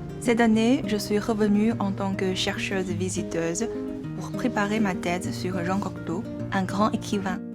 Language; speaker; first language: French; non-native, fluent; Chinese